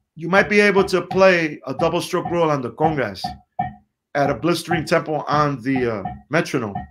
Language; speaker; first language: English; early bilingual, other home language; Spanish